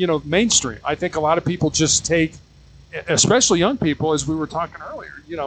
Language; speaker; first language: English; native; English